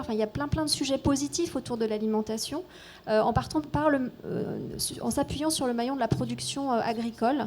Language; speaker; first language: French; native; French